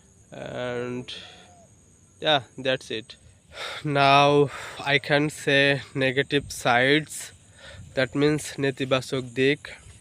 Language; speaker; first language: English; non-native, local second language; Bangla